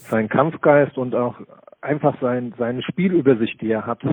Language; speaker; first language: German; native; German